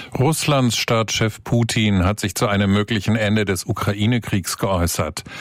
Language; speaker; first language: German; native; German